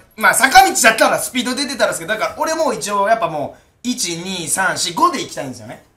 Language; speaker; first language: Japanese; native; Japanese